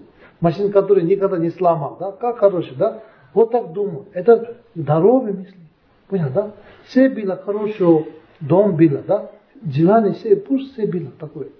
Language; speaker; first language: Russian; non-native, learner; Tibetan